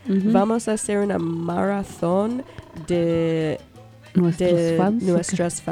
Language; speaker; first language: Spanish; non-native, learner; English